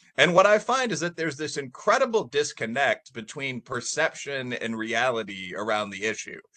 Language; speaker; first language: English; native; English